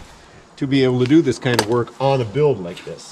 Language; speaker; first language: English; native; English